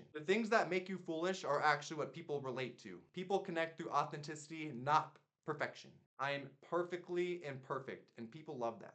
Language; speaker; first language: English; native; English